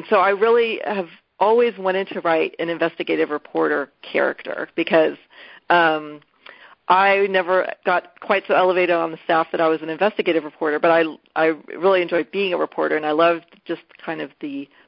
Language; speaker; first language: English; native; English